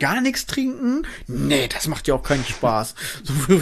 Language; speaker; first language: German; native; German